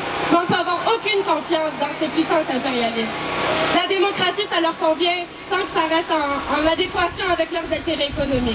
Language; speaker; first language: French; native; French